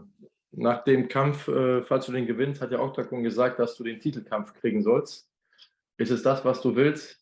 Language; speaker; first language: German; native; German